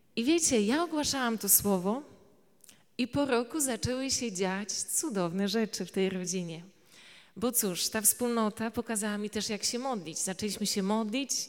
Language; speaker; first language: Polish; native; Polish